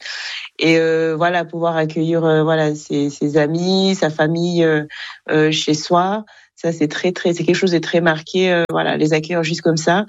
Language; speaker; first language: French; non-native, local second language; Kinyarwanda